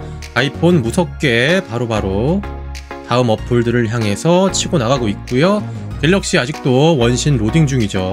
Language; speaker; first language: Korean; native; Korean